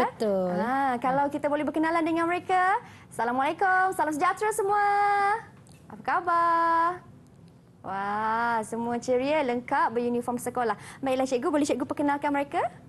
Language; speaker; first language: Malay; native; Malay